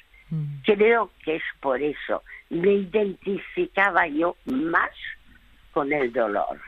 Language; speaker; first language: Spanish; early bilingual, other home language; French